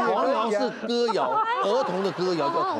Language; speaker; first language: Chinese; native; Chinese